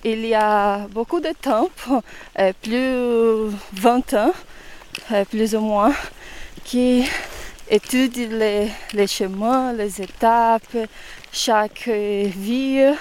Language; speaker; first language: French; non-native, learner; Portuguese